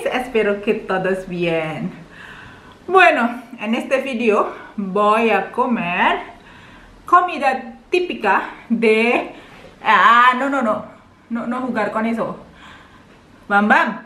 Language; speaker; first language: Spanish; non-native, learner; Indonesian